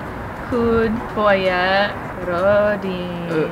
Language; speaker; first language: Czech; non-native, learner; English